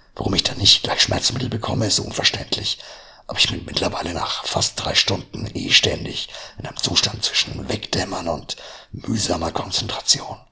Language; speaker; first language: German; native; German